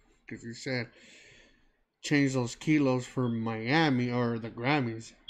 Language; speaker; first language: English; early bilingual, other home language; Spanish